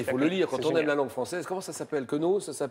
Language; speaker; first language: French; native; French